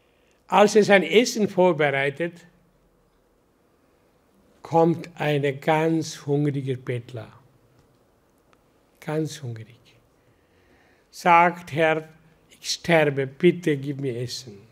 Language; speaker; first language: German; non-native, learner; Hindi